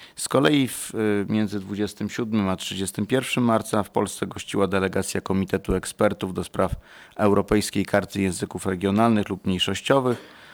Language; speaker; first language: Polish; native; Polish